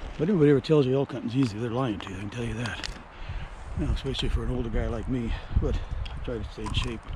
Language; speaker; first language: English; native; English